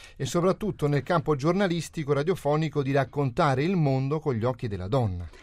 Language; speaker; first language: Italian; native; Italian